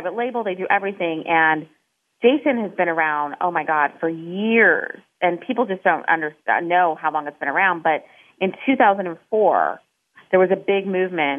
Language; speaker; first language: English; native; English